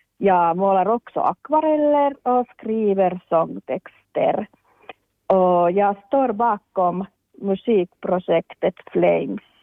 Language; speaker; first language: Swedish; non-native, local second language; Finnish